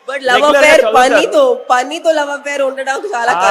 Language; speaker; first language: Telugu; non-native, fluent; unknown